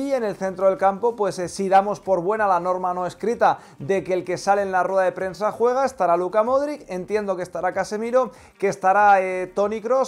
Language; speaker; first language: Spanish; native; Spanish